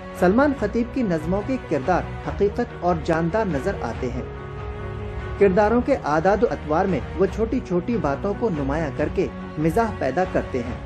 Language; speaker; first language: Urdu; native; Urdu